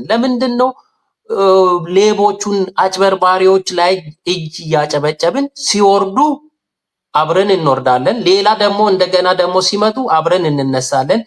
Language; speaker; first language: Amharic; non-native, local second language; Sidamo